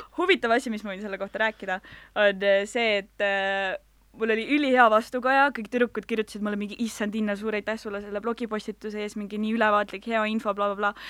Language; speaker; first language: Estonian; non-native, local second language; Russian